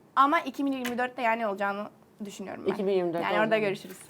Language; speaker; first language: Turkish; early bilingual, other home language; Finnish